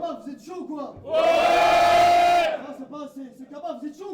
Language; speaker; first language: French; native; French